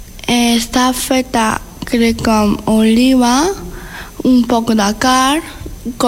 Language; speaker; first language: Catalan; non-native, learner; Spanish